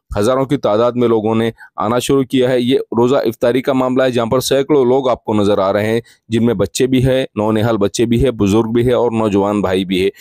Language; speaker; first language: Urdu; native; Urdu